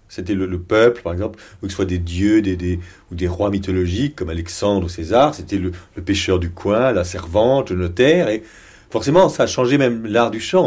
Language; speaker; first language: French; non-native, fluent; Italian